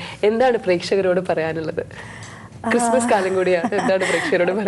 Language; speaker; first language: Malayalam; native; Malayalam